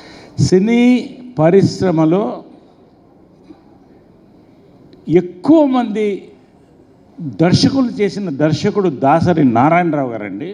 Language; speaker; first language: Telugu; native; Telugu